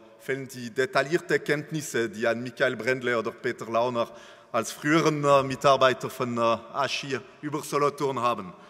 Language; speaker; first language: German; non-native, local second language; French